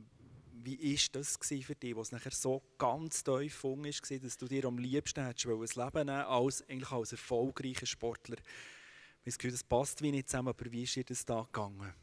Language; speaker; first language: German; native; German